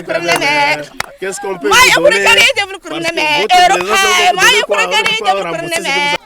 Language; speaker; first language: French; non-native, local second language; Fula